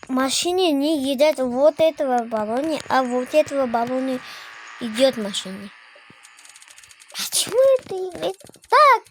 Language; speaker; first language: Russian; non-native, learner; Uzbek